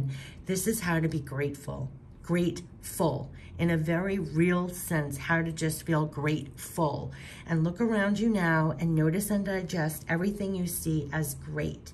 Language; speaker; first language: English; native; English